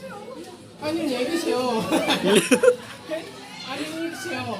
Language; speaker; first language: Korean; non-native, learner; Indonesian